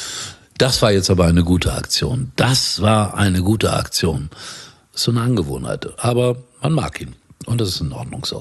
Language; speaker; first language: German; native; German